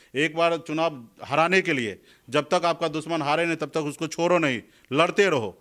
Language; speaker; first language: Hindi; native; Hindi